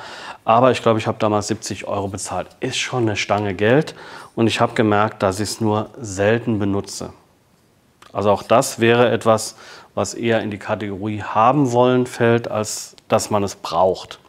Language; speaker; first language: German; native; German